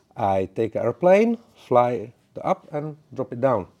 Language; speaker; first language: English; non-native, learner; Czech